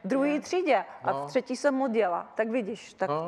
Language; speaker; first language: Czech; early bilingual, heritage; Czech